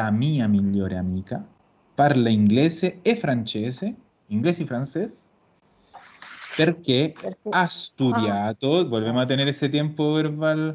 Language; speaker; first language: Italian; non-native, fluent; Spanish